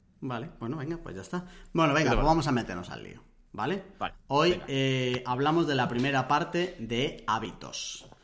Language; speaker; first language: Spanish; native; Spanish